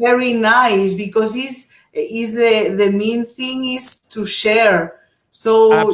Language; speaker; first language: English; non-native, fluent; Portuguese